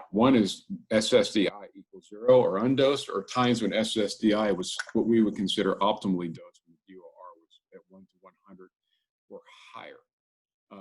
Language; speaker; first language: English; native; English